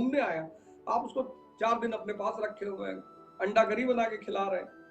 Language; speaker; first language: Hindi; native; Hindi